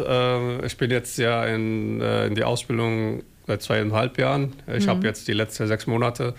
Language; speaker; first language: German; non-native, fluent; Somali